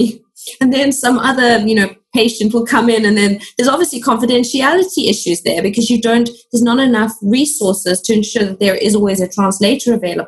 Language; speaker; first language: English; native; English